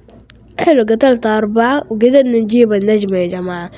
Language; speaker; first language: Arabic; native; Arabic